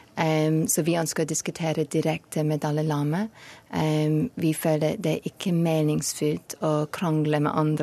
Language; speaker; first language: Norwegian; non-native, learner; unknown